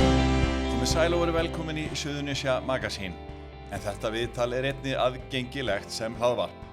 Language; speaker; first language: Icelandic; native; Icelandic